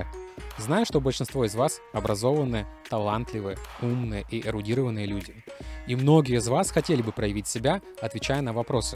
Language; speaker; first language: Russian; native; Russian